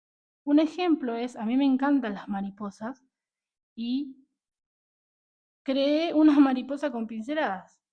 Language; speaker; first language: Spanish; native; Spanish